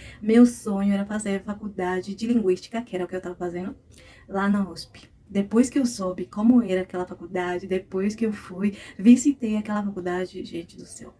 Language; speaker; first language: Portuguese; non-native, fluent; Spanish